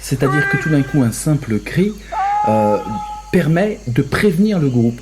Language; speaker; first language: French; native; French